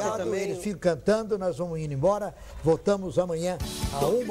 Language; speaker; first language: Portuguese; native; Portuguese